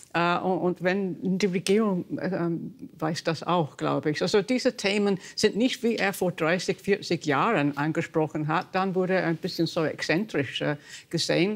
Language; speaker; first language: German; non-native, fluent; English